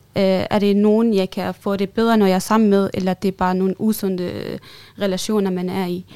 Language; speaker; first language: Danish; non-native, fluent; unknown